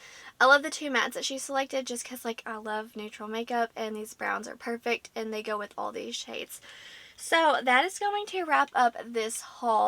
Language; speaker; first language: English; native; English